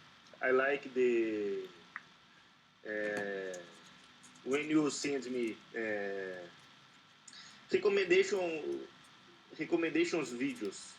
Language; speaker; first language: English; non-native, learner; Portuguese